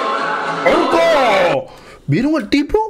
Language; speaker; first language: Spanish; native; Spanish